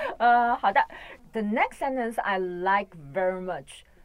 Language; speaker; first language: English; non-native, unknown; Chinese